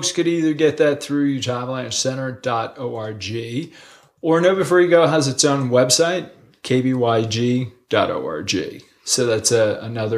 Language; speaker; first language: English; native; English